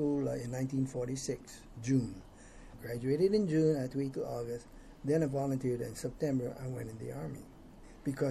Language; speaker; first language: English; native; English